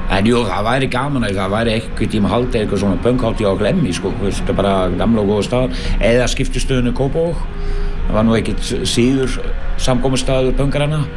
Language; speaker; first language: Icelandic; non-native, fluent; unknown